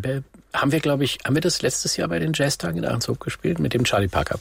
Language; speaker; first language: German; native; German